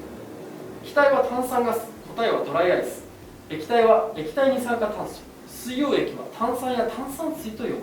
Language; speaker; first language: Japanese; native; Japanese